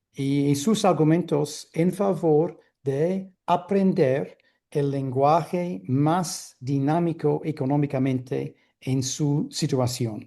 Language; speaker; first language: Spanish; non-native, fluent; English